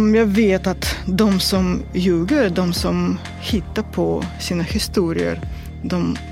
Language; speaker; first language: Swedish; non-native, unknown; Russian